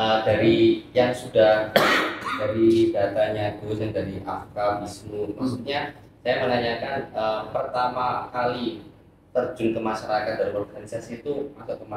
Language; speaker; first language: Indonesian; native; Indonesian